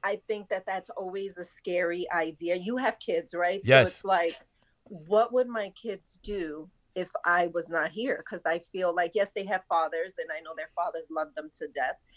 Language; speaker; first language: English; native; English